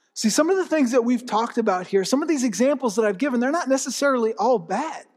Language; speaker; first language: English; native; English